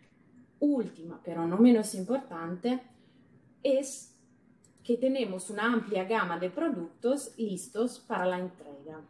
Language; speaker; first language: Spanish; non-native, fluent; Italian